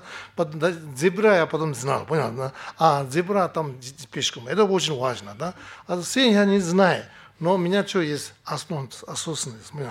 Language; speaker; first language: Russian; non-native, learner; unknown